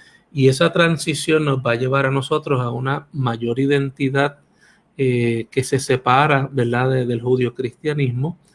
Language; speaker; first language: Spanish; native; Spanish